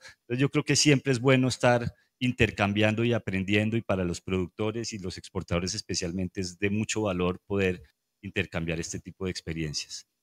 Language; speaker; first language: Spanish; native; Spanish